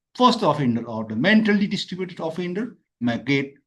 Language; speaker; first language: English; non-native, local second language; Nepali